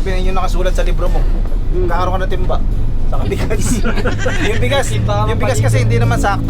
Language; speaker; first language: Filipino; native; Filipino